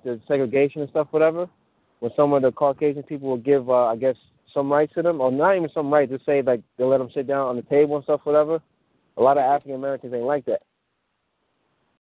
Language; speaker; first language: English; early bilingual, other home language; Mandingo